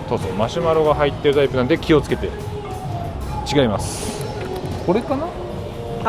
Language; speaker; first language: Japanese; native; Japanese